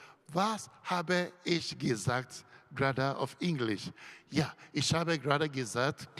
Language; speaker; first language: German; non-native, learner; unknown